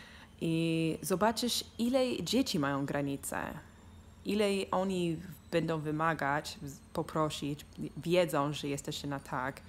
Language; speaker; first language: Polish; early bilingual, heritage; Polish